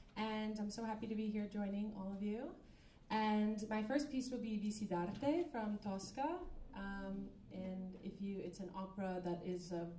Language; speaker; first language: English; native; English